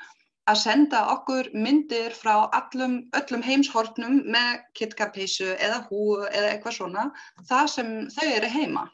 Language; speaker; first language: Icelandic; non-native, learner; German